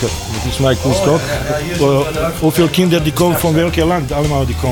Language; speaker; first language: Dutch; non-native, learner; Bosnian